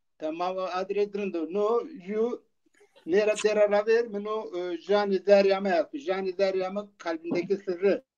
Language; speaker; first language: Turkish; non-native, local second language; Zaza